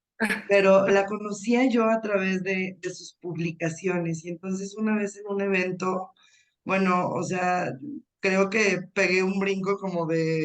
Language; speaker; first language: Spanish; native; Spanish